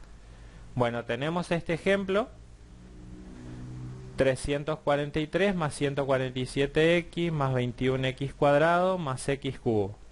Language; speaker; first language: Spanish; native; Spanish